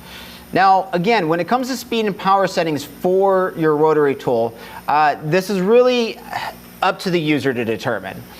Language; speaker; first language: English; native; English